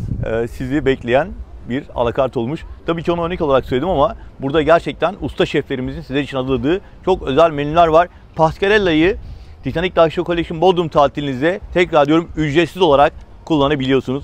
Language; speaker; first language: Turkish; native; Turkish